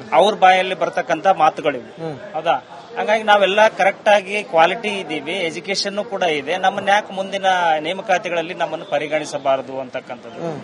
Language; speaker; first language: Kannada; native; Kannada